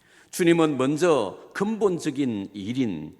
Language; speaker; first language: Korean; native; Korean